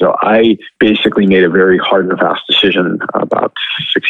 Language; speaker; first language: English; native; English